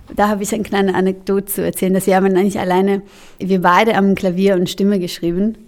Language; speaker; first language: German; non-native, fluent; Italian